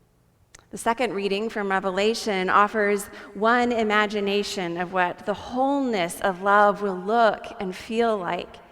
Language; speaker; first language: English; native; English